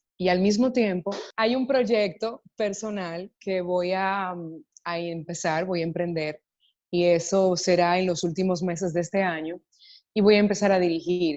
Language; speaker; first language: Spanish; native; Spanish